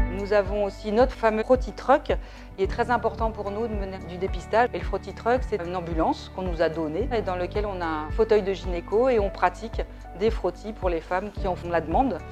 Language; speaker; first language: French; native; French